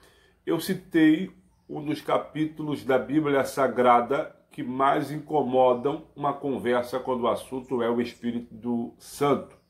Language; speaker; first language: Portuguese; native; Portuguese